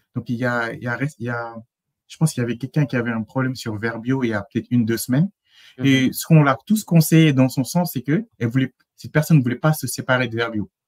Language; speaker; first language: French; native; French